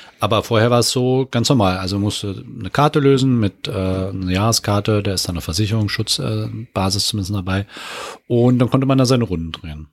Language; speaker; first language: German; native; German